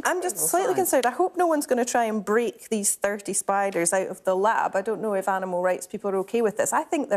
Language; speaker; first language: English; native; English